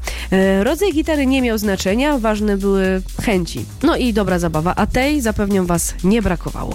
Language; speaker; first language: Polish; native; Polish